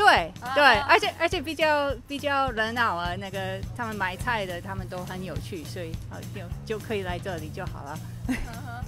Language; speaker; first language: Chinese; non-native, fluent; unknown